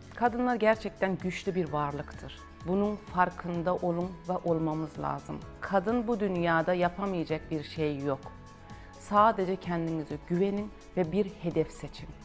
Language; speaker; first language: Turkish; non-native, fluent; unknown